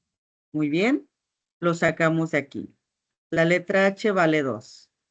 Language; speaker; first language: Spanish; native; Spanish